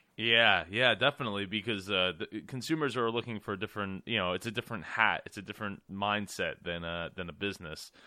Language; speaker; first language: English; native; English